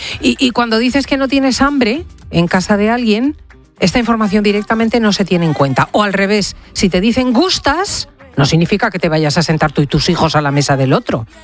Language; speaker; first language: Spanish; native; Spanish